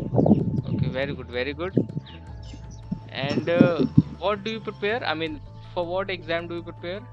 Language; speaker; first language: English; non-native, local second language; Hindi